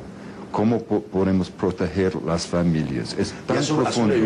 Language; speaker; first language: Spanish; non-native, fluent; English